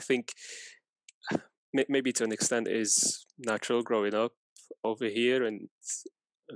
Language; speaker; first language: English; non-native, fluent; Persian